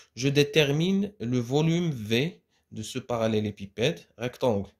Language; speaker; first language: French; non-native, local second language; Arabic